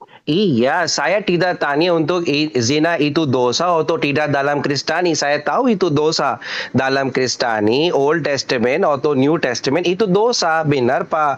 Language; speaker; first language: Indonesian; non-native, learner; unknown